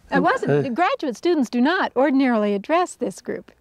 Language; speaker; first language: English; native; English